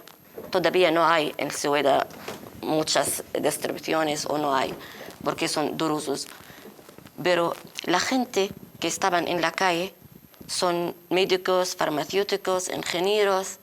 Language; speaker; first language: Spanish; non-native, learner; Arabic